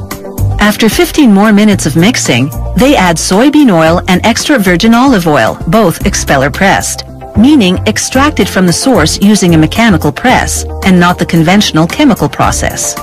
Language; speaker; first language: English; native; English